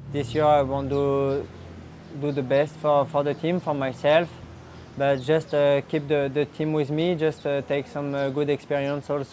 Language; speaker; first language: English; non-native, learner; French